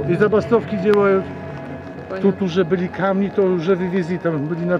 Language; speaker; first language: Russian; non-native, learner; Polish